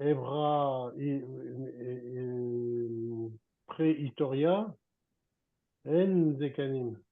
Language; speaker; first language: Hebrew; non-native, learner; French